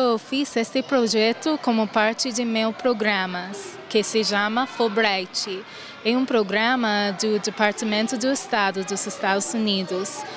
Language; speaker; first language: Portuguese; non-native, fluent; English